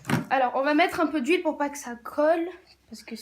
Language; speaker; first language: French; native; French